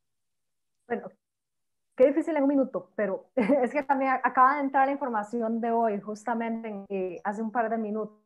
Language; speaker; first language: Spanish; native; Spanish